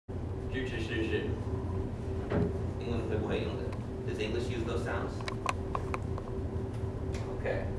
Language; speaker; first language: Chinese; non-native, fluent; English